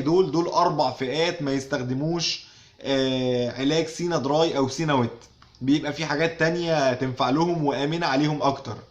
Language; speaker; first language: Arabic; native; Arabic